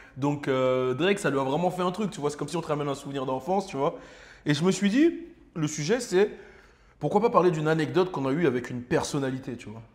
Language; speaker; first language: French; native; French